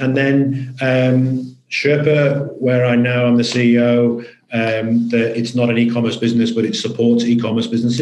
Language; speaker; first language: English; native; English